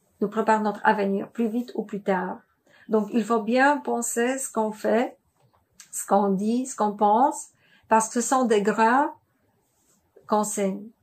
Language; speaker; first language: French; non-native, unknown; Polish